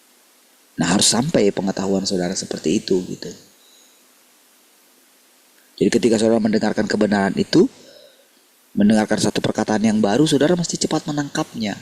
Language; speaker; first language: Indonesian; native; Indonesian